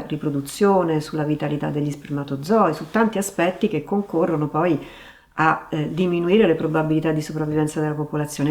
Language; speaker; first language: Italian; native; Italian